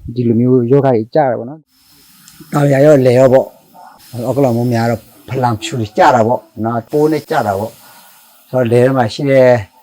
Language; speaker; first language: Burmese; non-native, local second language; S'gaw Karen